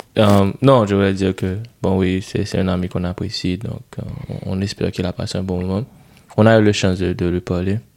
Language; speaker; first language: French; non-native, local second language; Haitian Creole